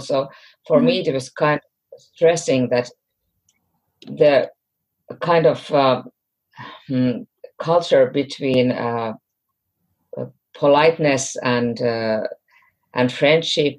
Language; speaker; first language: English; non-native, fluent; Finnish